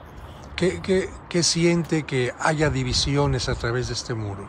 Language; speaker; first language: Spanish; native; Spanish